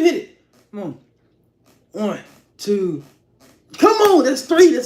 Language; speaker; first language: English; native; English